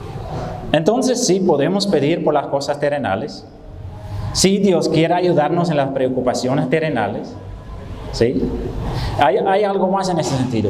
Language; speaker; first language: Spanish; non-native, fluent; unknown